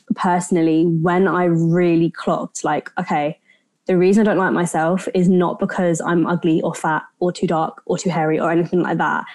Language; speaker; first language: English; native; English